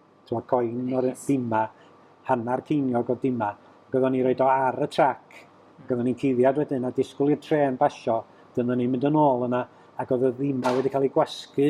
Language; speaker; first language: Welsh; native; Welsh